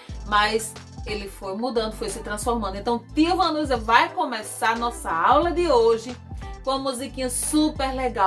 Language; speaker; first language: Portuguese; native; Portuguese